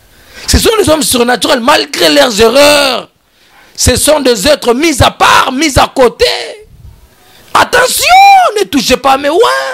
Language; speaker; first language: French; non-native, local second language; Lingala